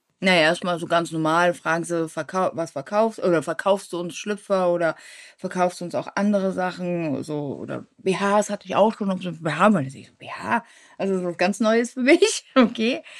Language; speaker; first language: German; native; German